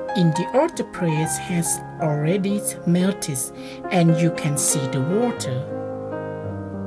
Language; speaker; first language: English; non-native, learner; Thai